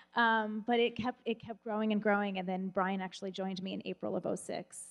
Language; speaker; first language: English; native; English